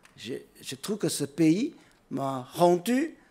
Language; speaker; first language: French; non-native, fluent; Chinese